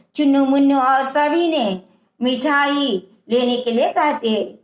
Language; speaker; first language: Hindi; non-native, local second language; Telugu